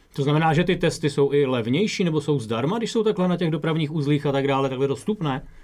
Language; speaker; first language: Czech; native; Czech